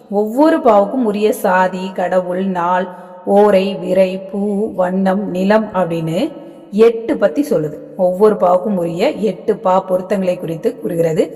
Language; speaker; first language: Tamil; native; Tamil